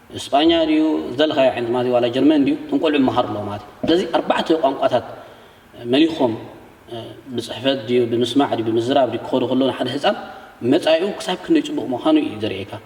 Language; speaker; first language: Tigrinya; native; Tigrinya